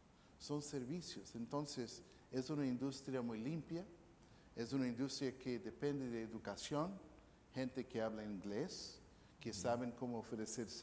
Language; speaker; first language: Spanish; non-native, fluent; English